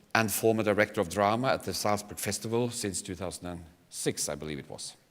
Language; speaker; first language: English; non-native, fluent; Norwegian